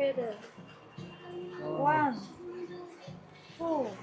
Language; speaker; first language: English; non-native, learner; Chinese